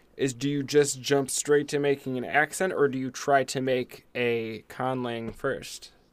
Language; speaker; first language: English; native; English